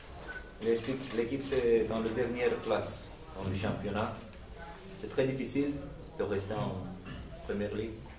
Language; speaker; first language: French; non-native, learner; Romanian